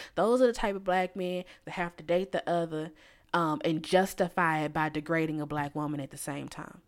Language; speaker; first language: English; native; English